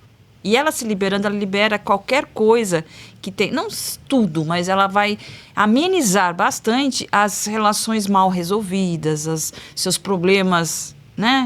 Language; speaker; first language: Portuguese; native; Portuguese